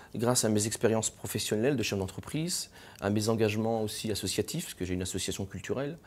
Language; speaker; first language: French; native; French